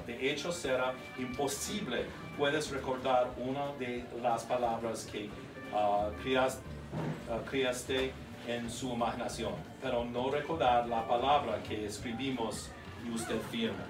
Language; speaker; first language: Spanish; non-native, learner; English